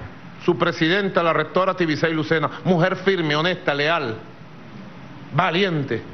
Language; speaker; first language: Spanish; native; Spanish